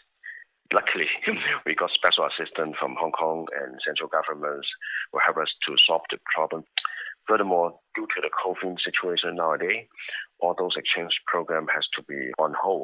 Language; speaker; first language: English; non-native, local second language; Cantonese